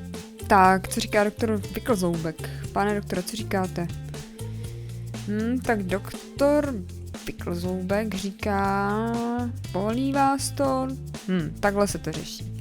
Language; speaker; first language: Czech; native; Czech